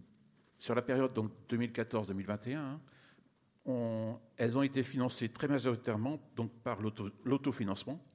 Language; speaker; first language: French; native; French